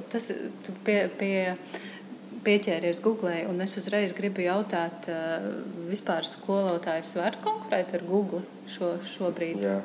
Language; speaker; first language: Latvian; native; Latvian